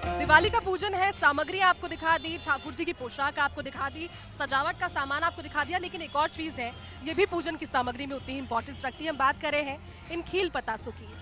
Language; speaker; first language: Hindi; native; Hindi